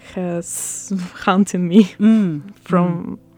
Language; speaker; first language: English; non-native, fluent; Russian